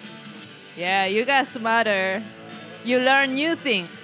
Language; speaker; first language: English; non-native, fluent; Japanese